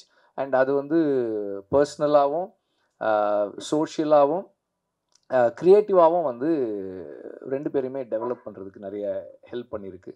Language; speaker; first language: Tamil; native; Tamil